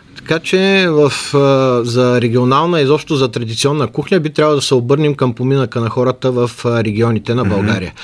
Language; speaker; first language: Bulgarian; native; Bulgarian